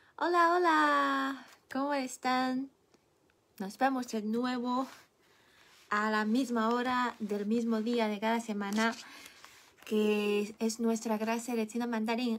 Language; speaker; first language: Spanish; non-native, fluent; Chinese